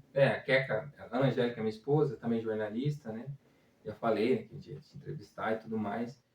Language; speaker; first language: Portuguese; native; Portuguese